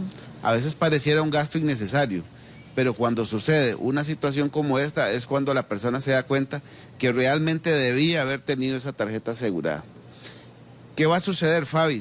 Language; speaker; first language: Spanish; native; Spanish